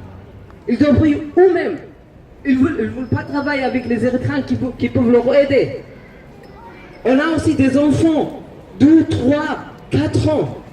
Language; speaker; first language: French; non-native, learner; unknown